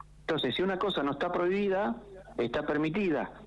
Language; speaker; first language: Spanish; native; Spanish